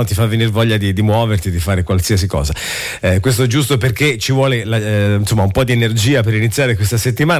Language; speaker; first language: Italian; native; Italian